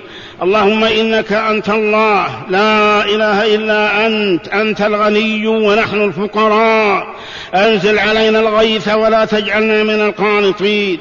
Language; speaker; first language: Arabic; native; Arabic